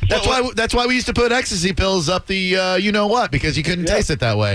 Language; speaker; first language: English; native; English